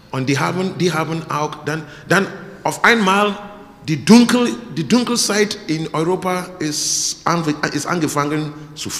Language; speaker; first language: German; non-native, learner; English